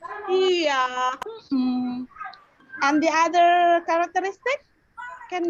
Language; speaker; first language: English; non-native, learner; Indonesian